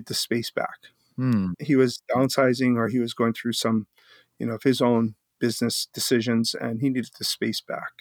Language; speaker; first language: English; native; English